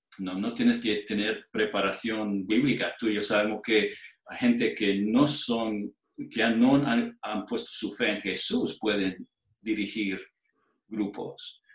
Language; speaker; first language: Spanish; non-native, fluent; English